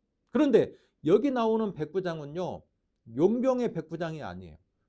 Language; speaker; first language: Korean; native; Korean